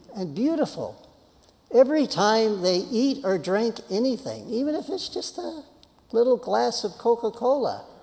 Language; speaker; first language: English; native; English